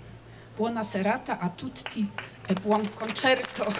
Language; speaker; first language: Italian; non-native, learner; Polish